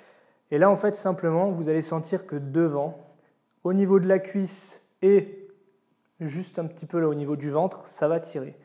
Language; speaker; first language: French; native; French